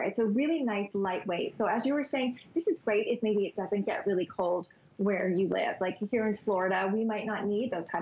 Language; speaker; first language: English; native; English